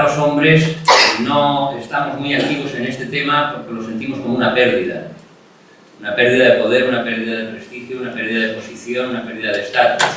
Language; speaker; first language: Spanish; non-native, local second language; Catalan